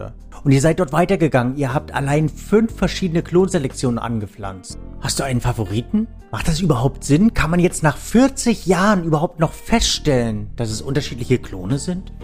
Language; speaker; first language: German; native; German